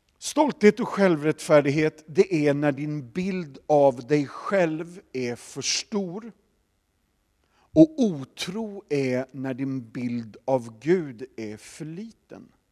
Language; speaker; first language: Swedish; native; Swedish